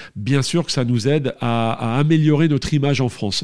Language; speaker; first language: French; native; French